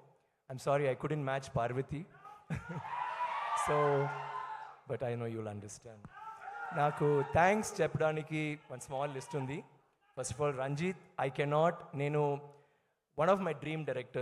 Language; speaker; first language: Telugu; non-native, learner; Tamil